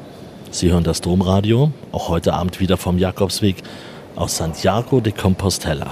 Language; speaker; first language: German; native; German